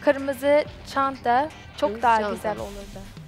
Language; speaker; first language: Turkish; non-native, learner; English